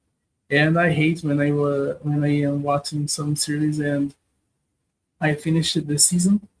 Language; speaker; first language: English; non-native, learner; Portuguese